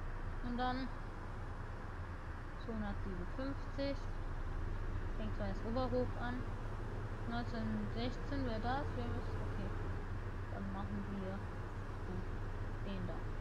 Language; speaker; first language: German; native; German